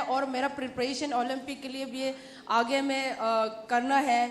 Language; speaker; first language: Hindi; non-native, local second language; Manipuri